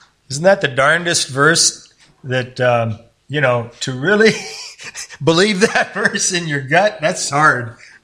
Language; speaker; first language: English; native; English